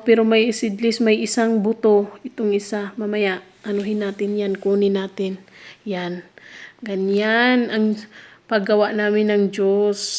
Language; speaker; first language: Filipino; native; Filipino